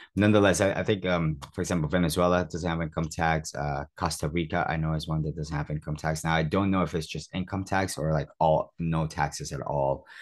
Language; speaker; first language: English; early bilingual, other home language; Spanish